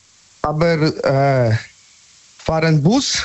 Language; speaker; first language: German; non-native, learner; Polish